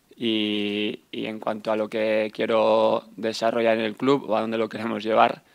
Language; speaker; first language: Spanish; native; Spanish